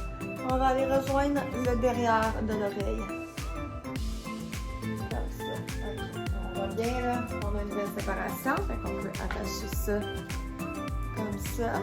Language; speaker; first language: French; native; French